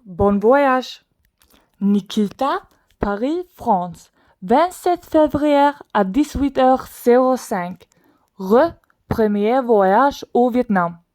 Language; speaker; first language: French; non-native, learner; Swedish